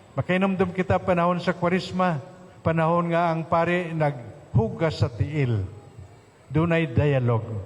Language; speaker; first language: Cebuano; non-native, local second language; Hiligaynon